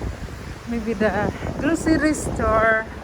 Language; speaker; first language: English; non-native, local second language; Filipino